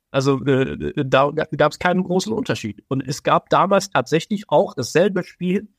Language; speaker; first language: German; early bilingual, other home language; Persian